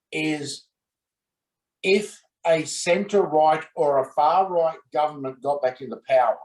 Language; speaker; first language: English; native; English